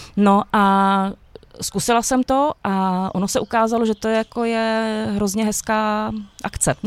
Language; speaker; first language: Czech; native; Czech